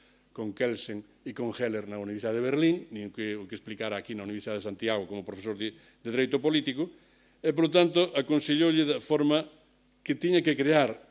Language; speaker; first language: Galician; native; Galician